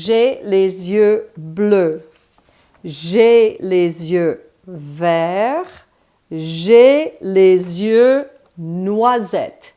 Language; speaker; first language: French; non-native, fluent; English